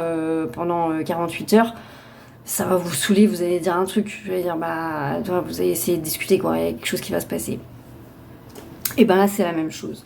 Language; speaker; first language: French; native; French